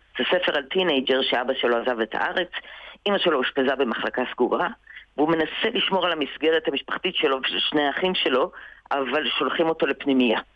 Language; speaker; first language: Hebrew; native; Hebrew